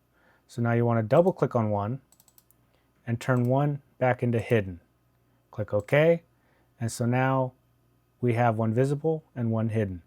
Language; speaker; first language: English; native; English